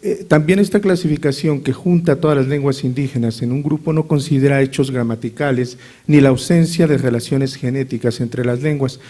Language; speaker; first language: Spanish; native; Spanish